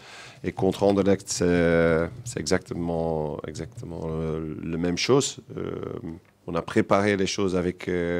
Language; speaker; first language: French; non-native, local second language; Dutch